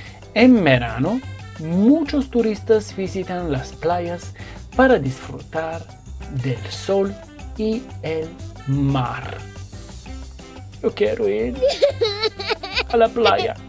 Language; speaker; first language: Spanish; non-native, fluent; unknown